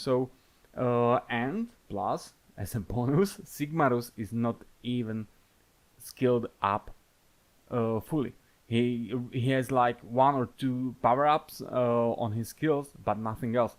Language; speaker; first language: English; non-native, fluent; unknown